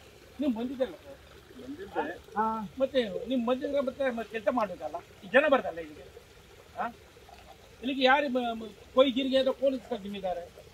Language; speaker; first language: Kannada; non-native, local second language; Konkani